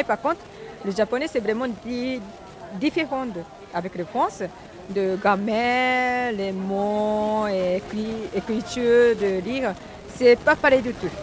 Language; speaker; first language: French; non-native, learner; Japanese